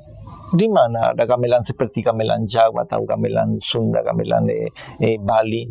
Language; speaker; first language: Indonesian; non-native, fluent; Spanish